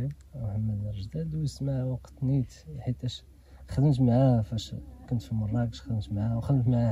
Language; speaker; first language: Arabic; native; Arabic